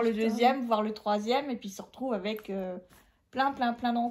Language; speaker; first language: French; native; French